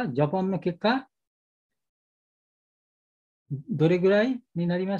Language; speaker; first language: Japanese; non-native, learner; Bangla